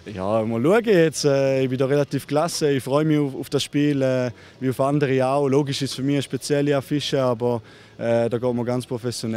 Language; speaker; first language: German; native; German